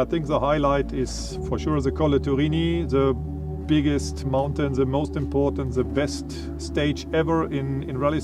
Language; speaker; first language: English; non-native, fluent; German